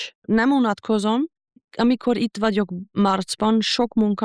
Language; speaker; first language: Hungarian; non-native, fluent; German